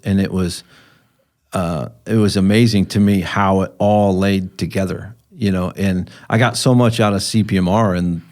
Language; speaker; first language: English; native; English